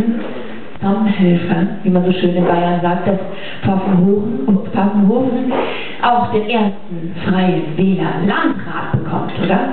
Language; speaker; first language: German; native; German